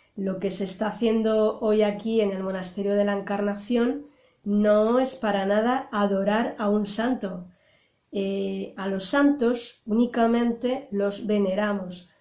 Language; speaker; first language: Spanish; native; Spanish